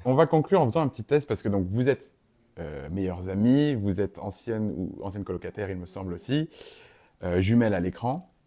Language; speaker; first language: French; native; French